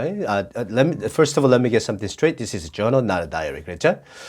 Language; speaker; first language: English; non-native, fluent; Korean